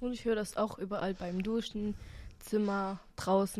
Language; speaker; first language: German; non-native, learner; Arabic